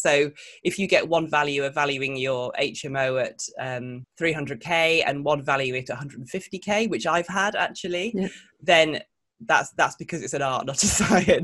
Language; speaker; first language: English; native; English